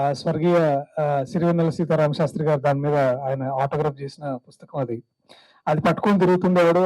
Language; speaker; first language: Telugu; native; Telugu